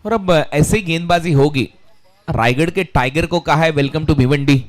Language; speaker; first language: Hindi; non-native, local second language; Marathi